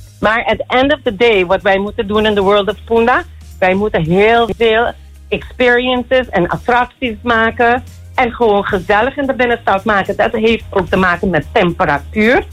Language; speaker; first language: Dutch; non-native, local second language; Papiamento